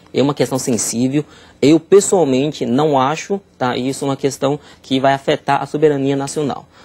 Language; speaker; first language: Portuguese; non-native, fluent; Chinese